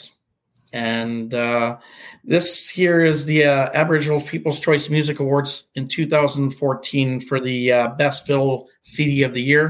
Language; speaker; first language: English; native; English